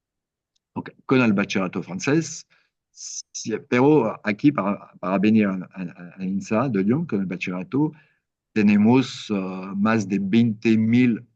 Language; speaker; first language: Spanish; non-native, learner; French